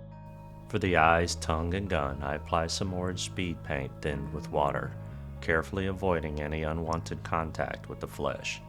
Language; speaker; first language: English; native; English